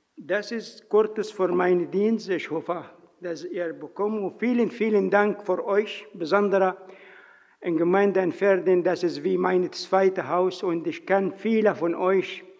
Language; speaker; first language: German; non-native, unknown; Arabic